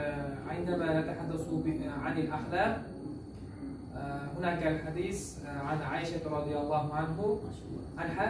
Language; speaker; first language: Arabic; non-native, learner; Uzbek